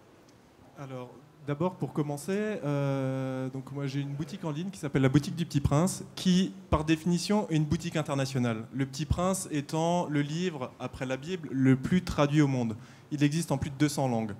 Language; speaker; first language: French; native; French